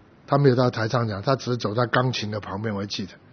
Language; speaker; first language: Chinese; native; Chinese